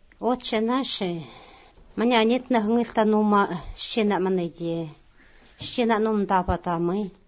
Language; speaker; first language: Russian; non-native, local second language; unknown